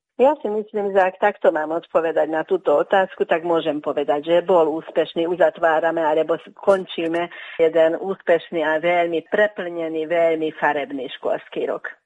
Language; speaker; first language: Slovak; early bilingual, heritage; Slovak